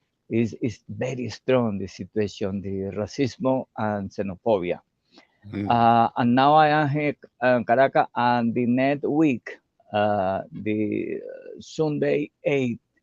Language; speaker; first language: English; non-native, learner; Spanish